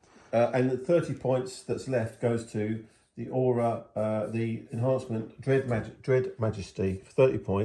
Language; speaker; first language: English; native; English